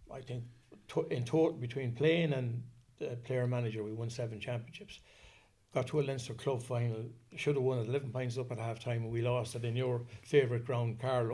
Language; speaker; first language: English; native; English